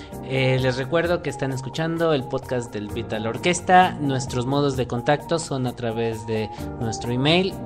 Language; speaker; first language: Spanish; native; Spanish